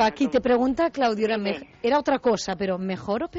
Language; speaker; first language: Spanish; native; Spanish